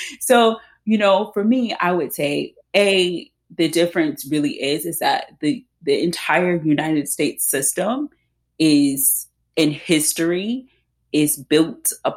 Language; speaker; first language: English; native; English